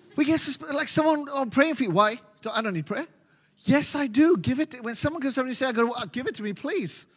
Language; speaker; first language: English; native; English